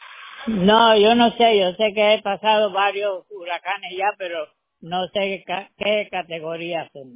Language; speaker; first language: Spanish; native; Spanish